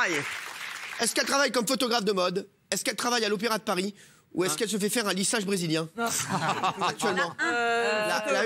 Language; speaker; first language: French; native; French